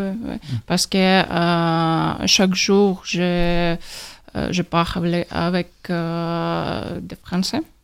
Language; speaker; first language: French; non-native, learner; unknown